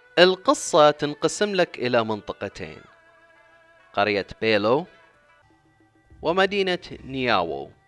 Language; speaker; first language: Arabic; native; Arabic